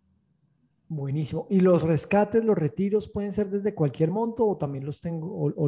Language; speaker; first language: Spanish; native; Spanish